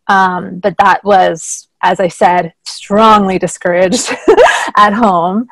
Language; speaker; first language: English; native; English